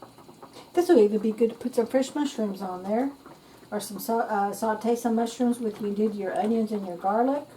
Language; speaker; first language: English; native; English